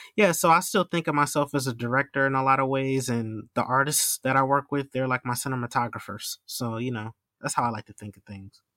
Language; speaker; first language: English; native; English